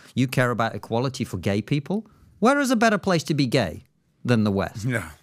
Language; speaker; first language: English; non-native, fluent; Russian